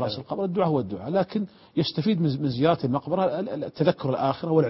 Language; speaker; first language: Arabic; native; Arabic